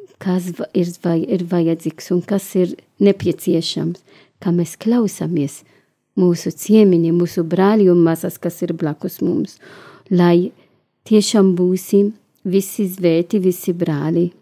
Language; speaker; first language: Latvian; non-native, learner; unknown